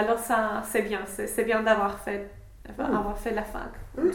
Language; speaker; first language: French; non-native, fluent; English